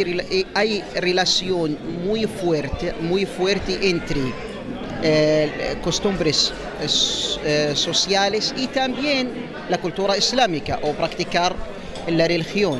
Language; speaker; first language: Spanish; non-native, fluent; Arabic